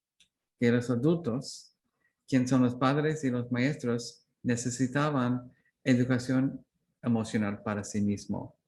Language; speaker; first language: Spanish; non-native, learner; English